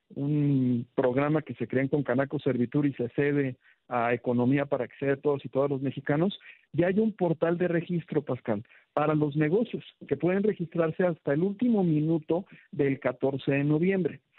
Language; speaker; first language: Spanish; native; Spanish